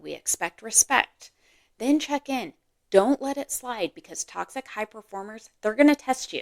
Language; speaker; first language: English; native; English